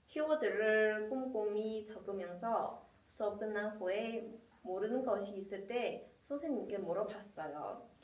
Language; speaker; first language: Korean; non-native, fluent; Chinese